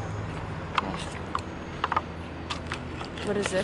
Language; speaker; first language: English; native; English